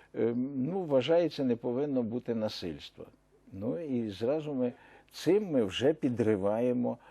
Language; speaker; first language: Ukrainian; native; Ukrainian